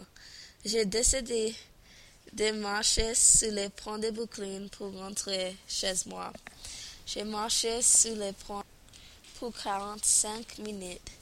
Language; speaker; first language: French; non-native, learner; English